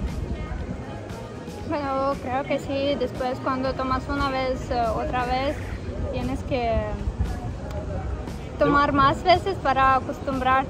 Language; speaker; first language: Spanish; non-native, learner; Ukrainian